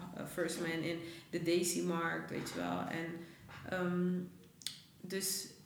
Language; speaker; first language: Dutch; early bilingual, other home language; Persian